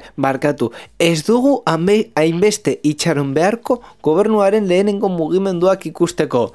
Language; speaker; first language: Basque; non-native, local second language; Spanish